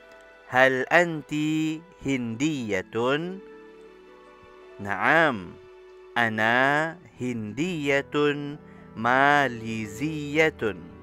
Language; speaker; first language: Arabic; non-native, fluent; Malay